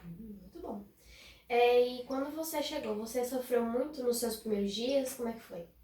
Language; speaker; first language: Portuguese; native; Portuguese